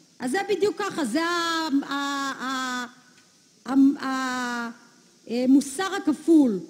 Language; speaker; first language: Hebrew; native; Hebrew